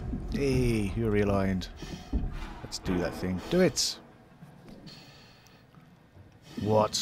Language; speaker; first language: English; native; English